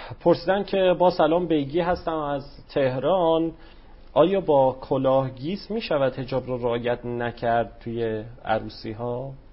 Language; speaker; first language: Persian; native; Persian